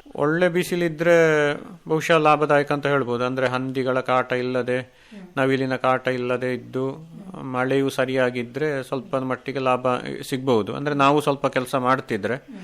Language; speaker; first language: Kannada; native; Kannada